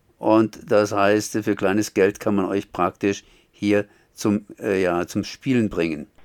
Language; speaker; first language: German; native; German